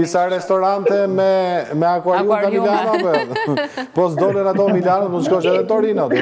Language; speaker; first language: Albanian; native; Albanian